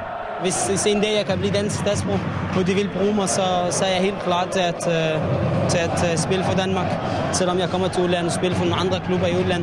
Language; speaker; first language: Danish; non-native, fluent; Arabic